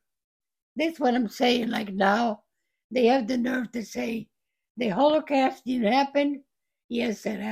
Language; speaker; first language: English; non-native, fluent; Italian